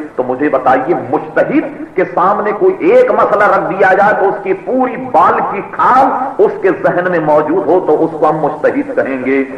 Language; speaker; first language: Urdu; native; Urdu